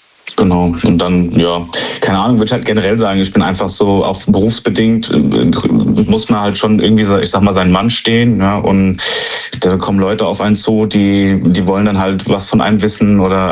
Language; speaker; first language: German; native; German